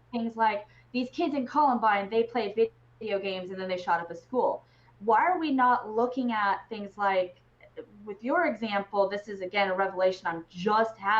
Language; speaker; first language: English; native; English